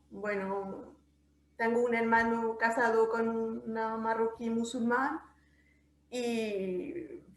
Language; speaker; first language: Spanish; non-native, fluent; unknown